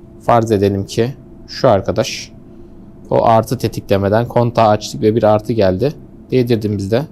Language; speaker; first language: Turkish; native; Turkish